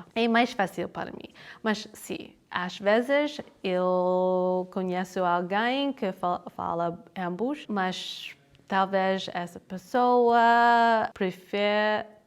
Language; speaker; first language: Portuguese; non-native, learner; English